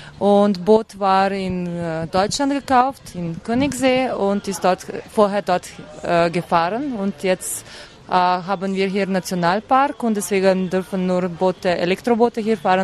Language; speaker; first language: German; non-native, learner; Slovenian